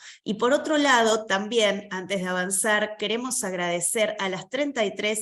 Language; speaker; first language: Spanish; native; Spanish